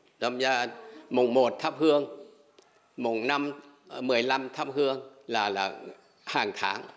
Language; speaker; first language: Vietnamese; non-native, local second language; Tày